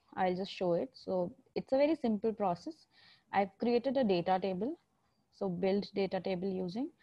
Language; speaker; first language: English; non-native, local second language; Hindi